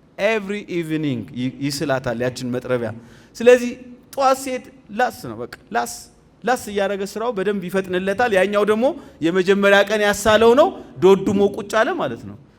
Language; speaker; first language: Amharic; native; Amharic